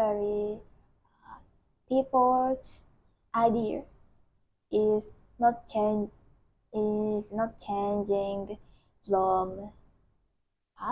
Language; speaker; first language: English; non-native, learner; Japanese